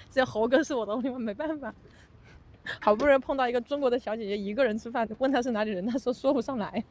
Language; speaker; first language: Chinese; native; Chinese